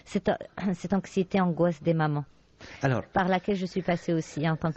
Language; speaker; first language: French; non-native, local second language; Arabic